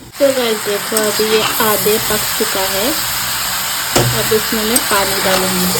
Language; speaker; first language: Hindi; non-native, local second language; Kok Borok